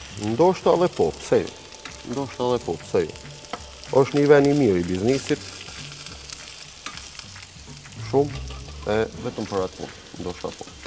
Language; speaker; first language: Albanian; early bilingual, heritage; Albanian